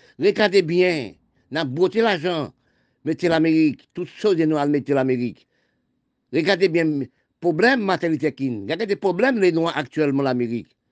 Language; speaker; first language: French; non-native, local second language; Haitian Creole